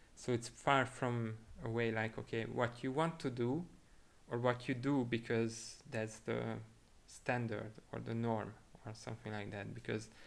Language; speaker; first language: English; non-native, fluent; Hungarian